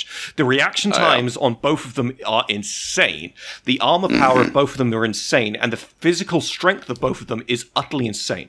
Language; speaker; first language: English; native; English